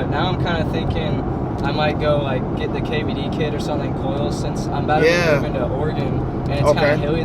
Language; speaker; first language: English; native; English